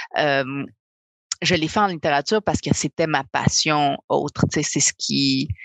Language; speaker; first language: French; early bilingual, other home language; Spanish